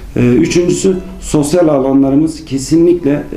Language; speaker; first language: Turkish; native; Turkish